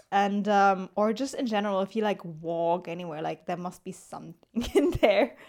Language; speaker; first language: English; non-native, fluent; German